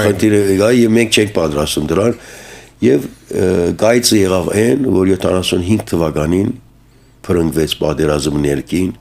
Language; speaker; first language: Armenian; early bilingual, heritage; Armenian